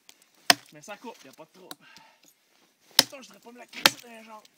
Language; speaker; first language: French; native; French